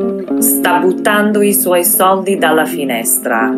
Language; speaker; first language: Italian; non-native, fluent; English